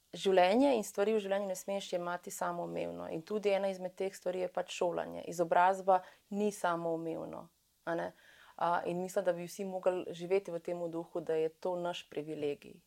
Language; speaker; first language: Slovenian; early bilingual, other home language; Bosnian